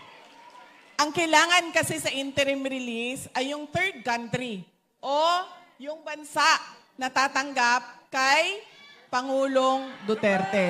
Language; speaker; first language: Filipino; non-native, local second language; Cebuano